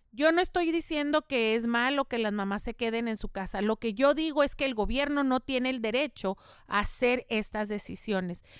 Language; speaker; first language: Spanish; native; Spanish